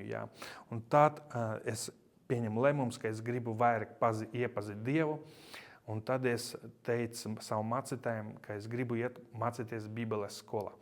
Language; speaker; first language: Latvian; non-native, local second language; Russian